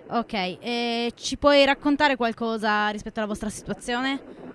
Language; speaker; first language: Italian; native; Italian